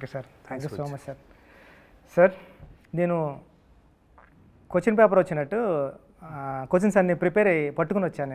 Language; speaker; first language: Telugu; native; Telugu